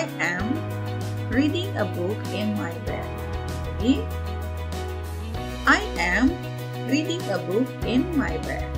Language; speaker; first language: English; non-native, fluent; Indonesian